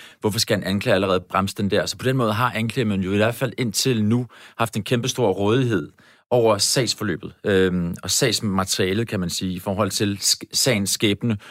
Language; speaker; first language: Danish; native; Danish